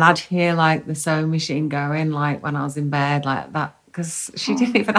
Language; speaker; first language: English; native; English